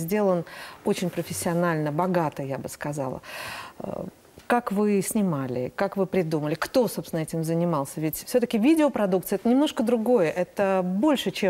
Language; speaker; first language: Russian; native; Russian